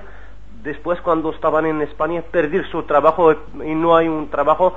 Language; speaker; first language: Spanish; non-native, learner; Arabic